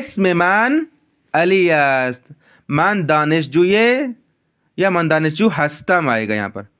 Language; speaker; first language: Persian; non-native, fluent; Urdu